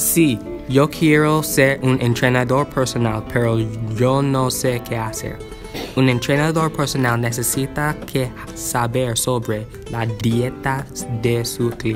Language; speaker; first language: Spanish; non-native, learner; English